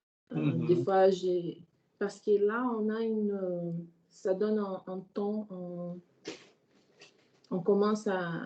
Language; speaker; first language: French; non-native, fluent; Portuguese